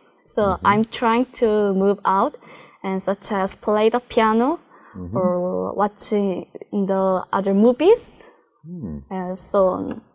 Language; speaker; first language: English; non-native, learner; Korean